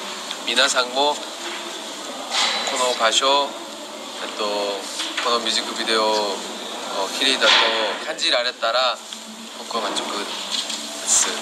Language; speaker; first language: Japanese; non-native, fluent; Korean